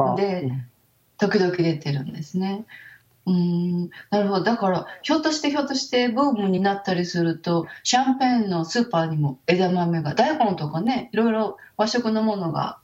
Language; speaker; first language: Japanese; native; Japanese